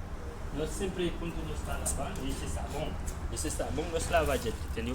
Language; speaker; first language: Portuguese; non-native, learner; Haitian Creole